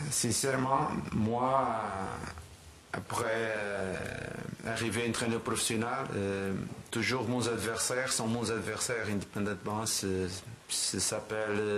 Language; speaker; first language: French; non-native, learner; Portuguese